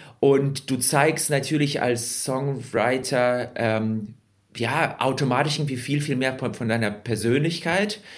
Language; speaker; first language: German; early bilingual, other home language; Russian